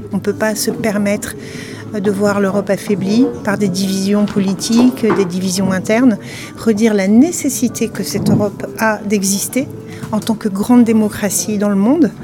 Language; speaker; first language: French; native; French